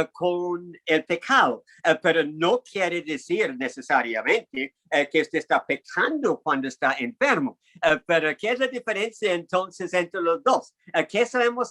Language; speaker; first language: Spanish; non-native, fluent; English